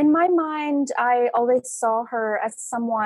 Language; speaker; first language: English; non-native, local second language; Bangla